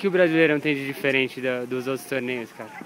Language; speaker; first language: Portuguese; native; Portuguese